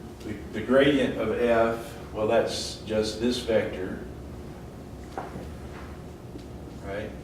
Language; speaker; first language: English; native; English